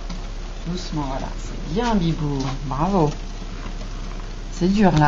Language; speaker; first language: French; native; French